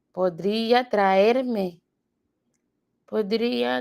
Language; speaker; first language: Spanish; non-native, learner; English